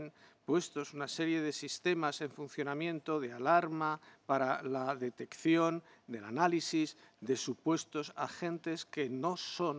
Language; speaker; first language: Spanish; native; Spanish